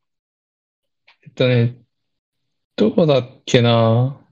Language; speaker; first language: Japanese; early bilingual, other home language; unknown